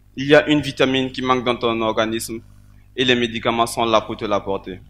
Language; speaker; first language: French; non-native, local second language; Mossi